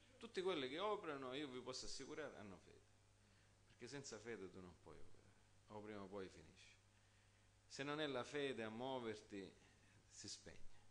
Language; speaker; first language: Italian; native; Italian